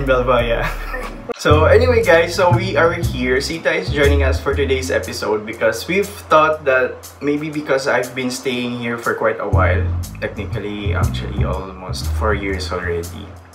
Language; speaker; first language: English; non-native, local second language; Filipino